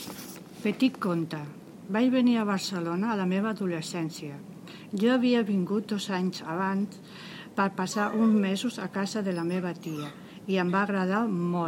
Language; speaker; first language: Catalan; non-native, learner; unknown